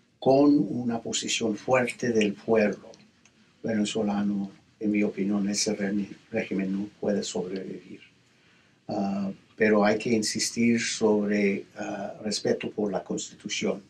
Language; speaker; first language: Spanish; non-native, fluent; English